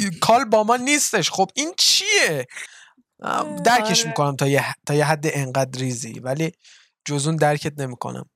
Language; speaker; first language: Persian; early bilingual, heritage; Persian